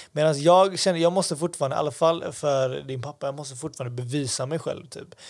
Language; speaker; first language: Swedish; early bilingual, other home language; Persian